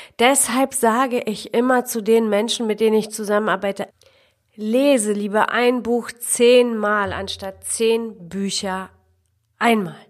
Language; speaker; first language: German; early bilingual, other home language; Polish